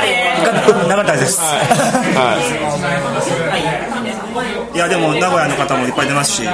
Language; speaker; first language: Japanese; native; Japanese